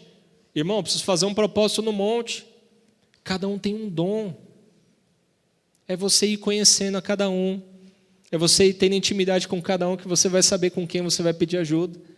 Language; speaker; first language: Portuguese; native; Portuguese